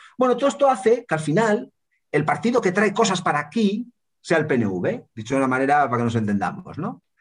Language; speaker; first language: Spanish; native; Spanish